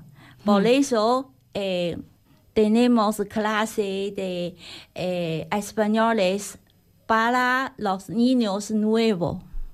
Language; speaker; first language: Spanish; non-native, learner; Chinese